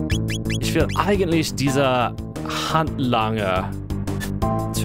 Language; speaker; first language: German; non-native, fluent; English